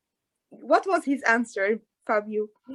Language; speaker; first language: English; non-native, fluent; Arabic